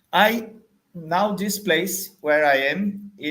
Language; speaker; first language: English; non-native, fluent; Portuguese